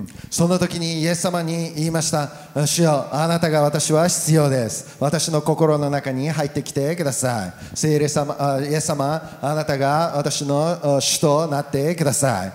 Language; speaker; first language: Japanese; native; Japanese